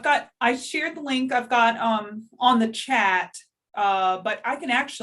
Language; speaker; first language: English; native; English